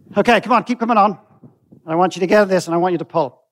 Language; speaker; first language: English; native; English